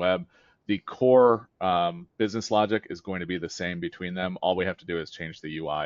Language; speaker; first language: English; native; English